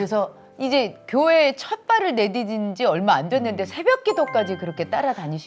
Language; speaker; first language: Korean; native; Korean